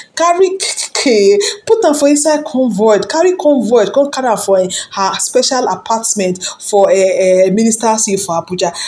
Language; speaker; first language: Nigerian Pidgin; non-native, local second language; Yoruba